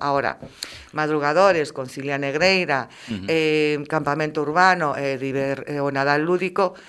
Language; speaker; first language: Spanish; non-native, local second language; Galician